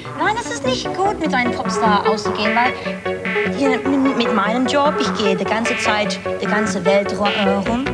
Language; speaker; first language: German; non-native, learner; Dutch